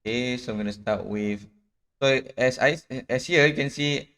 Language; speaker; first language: English; non-native, local second language; Malay